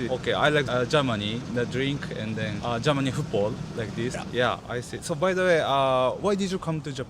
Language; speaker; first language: English; non-native, learner; Japanese